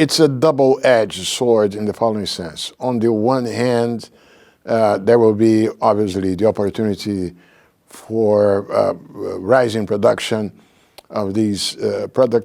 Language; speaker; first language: English; non-native, fluent; Portuguese